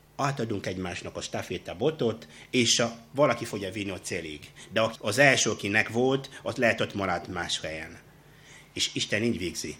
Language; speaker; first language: Hungarian; non-native, fluent; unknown